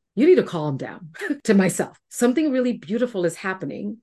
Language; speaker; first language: English; non-native, fluent; Spanish